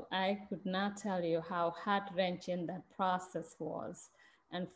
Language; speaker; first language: English; non-native, local second language; Mandingo